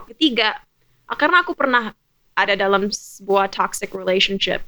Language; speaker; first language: Indonesian; early bilingual, other home language; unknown